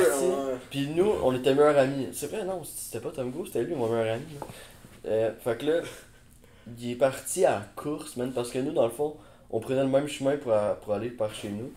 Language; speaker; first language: French; native; French